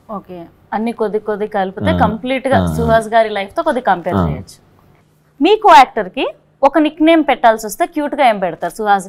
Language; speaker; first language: Telugu; native; Telugu